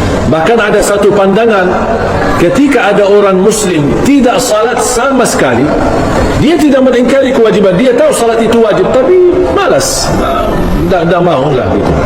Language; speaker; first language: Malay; non-native, fluent; Arabic